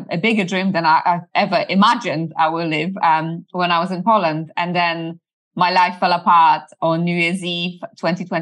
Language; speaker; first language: English; non-native, fluent; Polish